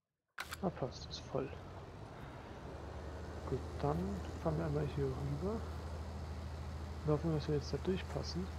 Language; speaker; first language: German; native; German